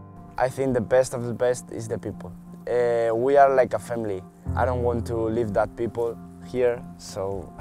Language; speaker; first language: English; non-native, fluent; Spanish